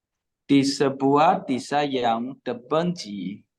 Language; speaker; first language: Indonesian; non-native, learner; Chinese